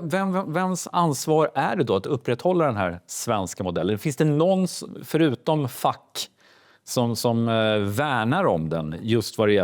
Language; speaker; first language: Swedish; native; Swedish